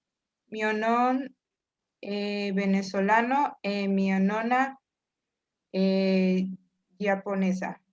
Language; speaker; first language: Italian; non-native, learner; Spanish